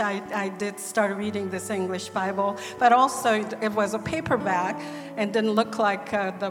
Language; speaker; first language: English; non-native, fluent; Korean